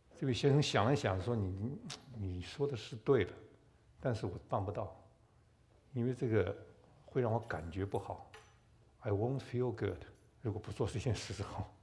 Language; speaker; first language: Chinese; native; Chinese